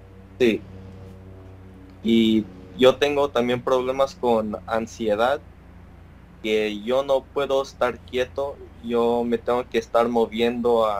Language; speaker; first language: Spanish; early bilingual, heritage; Spanish